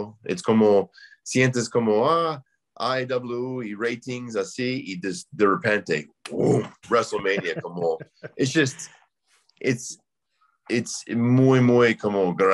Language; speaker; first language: Spanish; non-native, learner; English